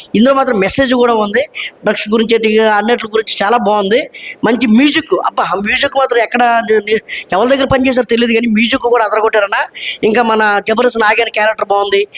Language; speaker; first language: Telugu; native; Telugu